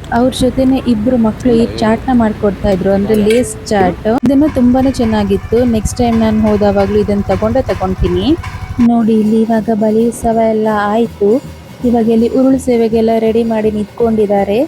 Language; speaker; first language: Kannada; native; Kannada